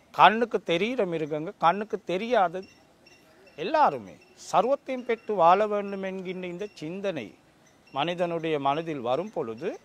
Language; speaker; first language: Tamil; non-native, local second language; Sinhala